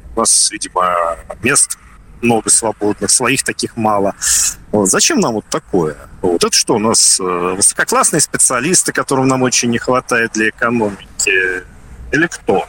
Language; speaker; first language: Russian; native; Russian